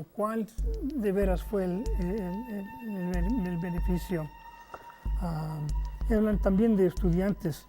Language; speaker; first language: Spanish; non-native, fluent; English